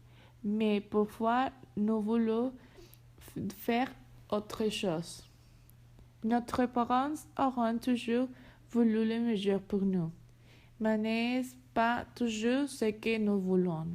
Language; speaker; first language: French; non-native, learner; Spanish